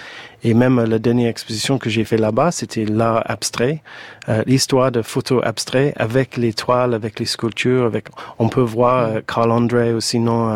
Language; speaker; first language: French; non-native, fluent; English